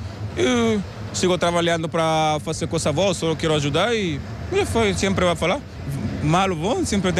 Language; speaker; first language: Portuguese; non-native, learner; Spanish